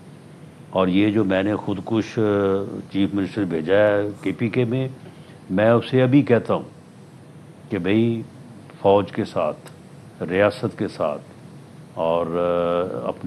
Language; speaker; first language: Urdu; non-native, local second language; Punjabi